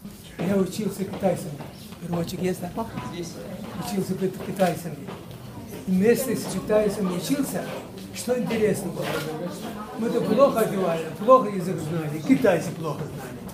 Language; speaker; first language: Russian; non-native, local second language; Tuvinian